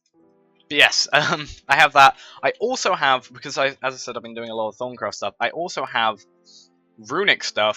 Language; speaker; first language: English; native; English